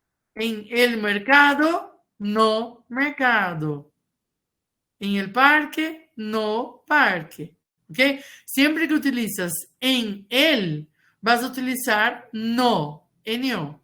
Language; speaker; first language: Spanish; non-native, fluent; Portuguese